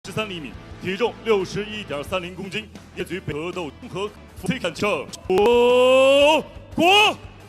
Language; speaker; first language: Chinese; native; Chinese